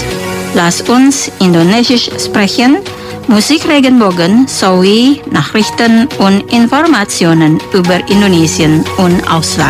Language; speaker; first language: German; non-native, fluent; Indonesian